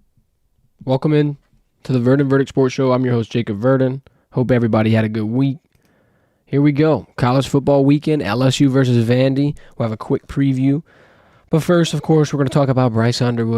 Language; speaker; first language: English; native; English